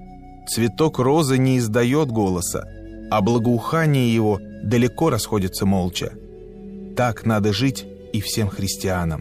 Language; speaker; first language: Russian; native; Russian